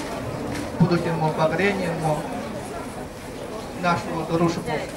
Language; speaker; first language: Russian; non-native, fluent; Chinese